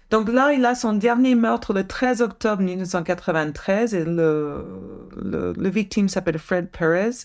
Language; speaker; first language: French; non-native, fluent; English